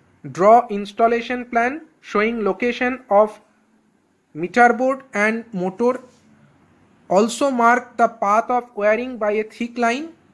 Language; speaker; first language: English; non-native, local second language; Bangla